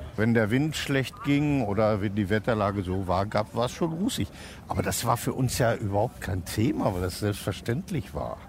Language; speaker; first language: German; native; German